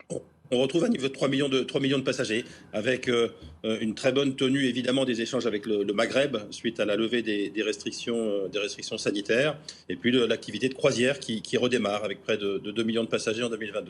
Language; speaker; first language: French; native; French